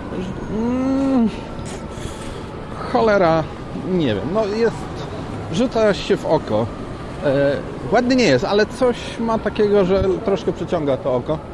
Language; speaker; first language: Polish; native; Polish